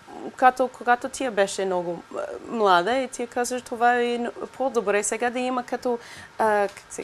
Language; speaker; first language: Bulgarian; non-native, learner; English